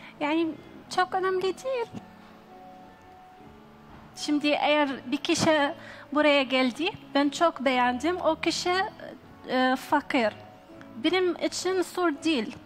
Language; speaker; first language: Turkish; non-native, learner; Arabic